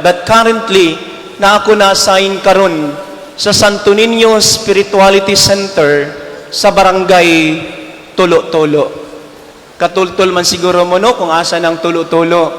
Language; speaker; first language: Cebuano; native; Cebuano